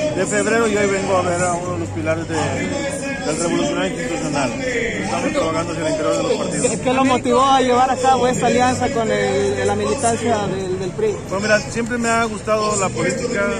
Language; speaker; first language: Spanish; native; Spanish